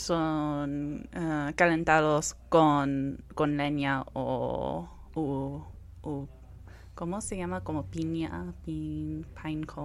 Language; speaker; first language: Spanish; non-native, fluent; English